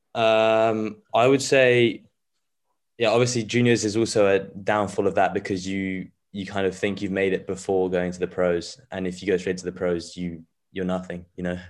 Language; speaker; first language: English; native; English